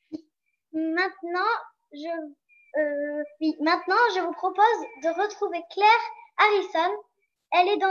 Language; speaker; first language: French; native; French